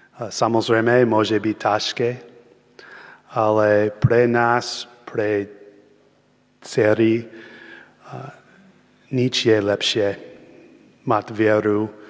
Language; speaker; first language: Slovak; non-native, learner; English